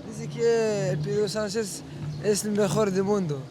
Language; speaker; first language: Spanish; non-native, fluent; Arabic